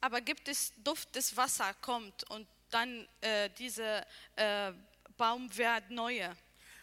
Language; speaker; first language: German; non-native, learner; Arabic